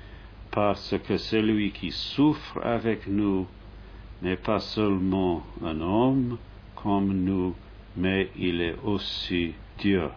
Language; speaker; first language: French; non-native, fluent; English